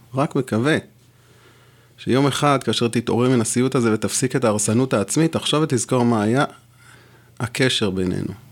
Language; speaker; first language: Hebrew; non-native, local second language; French